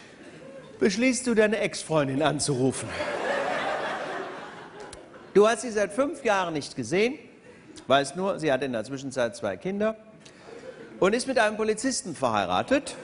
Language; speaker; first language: German; native; German